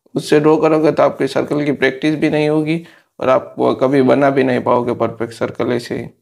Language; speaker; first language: Hindi; native; Hindi